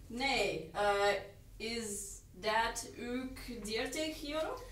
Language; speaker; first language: Dutch; non-native, learner; English